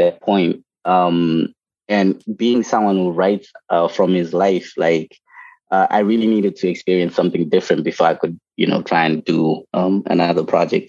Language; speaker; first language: English; non-native, local second language; Shona